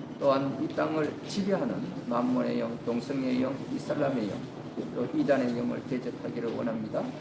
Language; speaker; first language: Korean; native; Korean